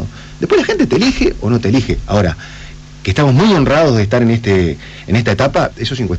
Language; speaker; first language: Spanish; native; Spanish